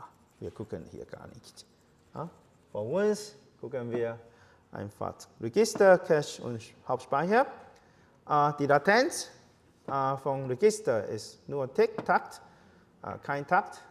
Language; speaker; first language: German; non-native, learner; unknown